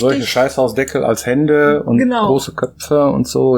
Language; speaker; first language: German; native; German